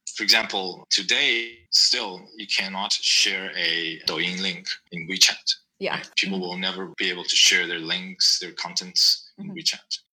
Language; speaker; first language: English; non-native, fluent; Chinese